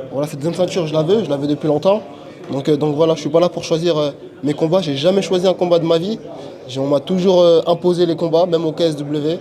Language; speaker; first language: French; native; French